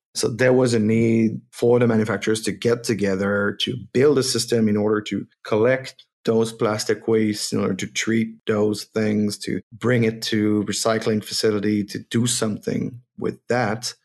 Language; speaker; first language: English; non-native, fluent; French